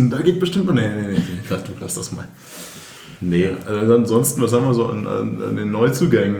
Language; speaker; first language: German; native; German